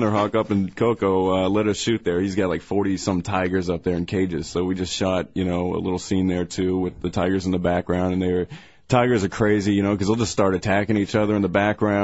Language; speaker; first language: English; native; English